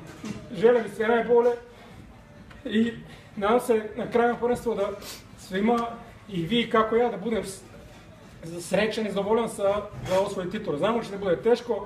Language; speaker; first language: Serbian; non-native, fluent; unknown